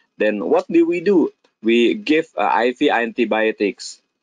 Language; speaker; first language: English; non-native, fluent; Indonesian